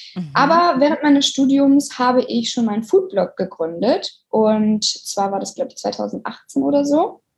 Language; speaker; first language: German; native; German